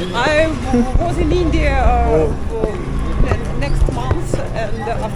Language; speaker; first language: English; non-native, learner; Russian